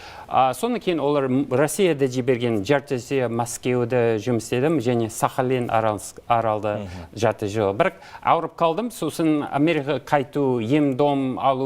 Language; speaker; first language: Kazakh; non-native, learner; English